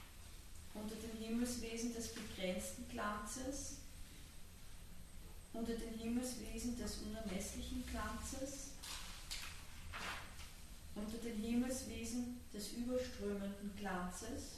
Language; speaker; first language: German; native; German